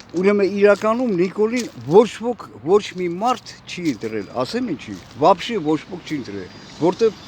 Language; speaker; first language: Armenian; native; Armenian